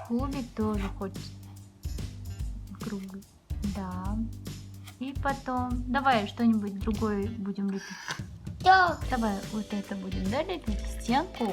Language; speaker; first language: Russian; non-native, local second language; Kazakh